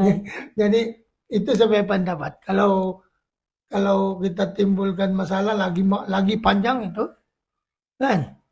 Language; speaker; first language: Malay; non-native, local second language; Filipino